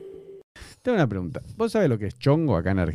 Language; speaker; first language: Spanish; native; Spanish